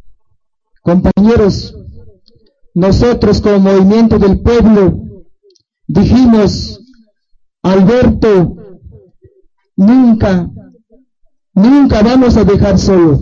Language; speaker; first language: Spanish; non-native, local second language; Tzotzil